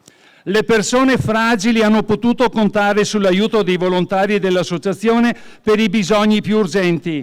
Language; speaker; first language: Italian; native; Italian